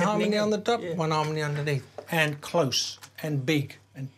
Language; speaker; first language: English; native; English